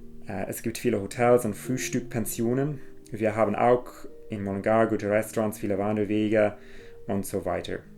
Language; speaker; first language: German; non-native, fluent; English